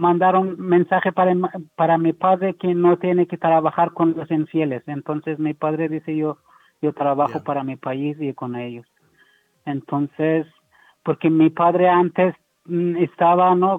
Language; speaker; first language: Spanish; non-native, learner; Persian